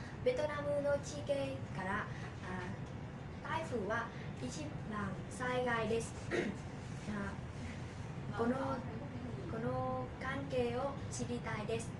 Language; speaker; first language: Japanese; non-native, learner; Vietnamese